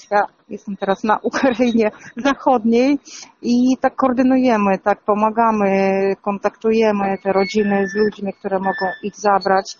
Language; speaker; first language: Polish; non-native, fluent; Russian